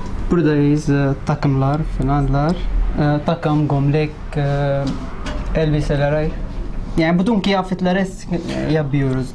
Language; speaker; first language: Turkish; non-native, learner; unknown